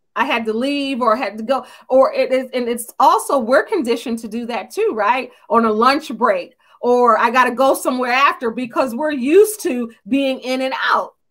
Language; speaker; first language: English; native; English